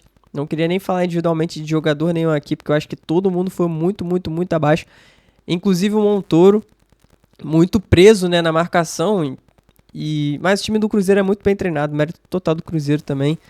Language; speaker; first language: Portuguese; native; Portuguese